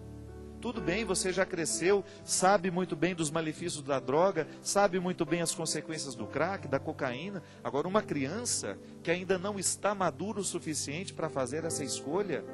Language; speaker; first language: Portuguese; native; Portuguese